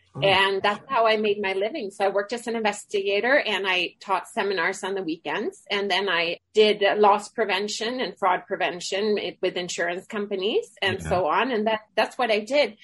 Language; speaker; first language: English; early bilingual, other home language; Swedish